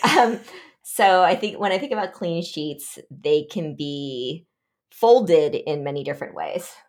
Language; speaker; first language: English; early bilingual, other home language; Vietnamese